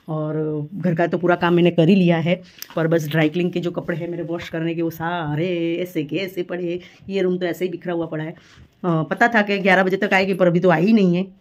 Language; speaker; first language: Hindi; native; Hindi